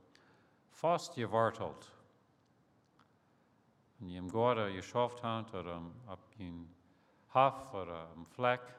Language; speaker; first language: German; early bilingual, heritage; Plautdietsch